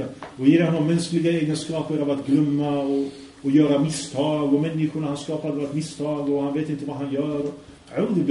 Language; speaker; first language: Swedish; early bilingual, other home language; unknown